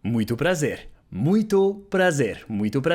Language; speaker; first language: Portuguese; non-native, learner; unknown